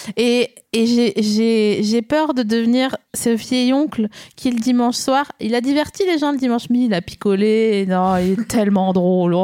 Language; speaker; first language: French; native; French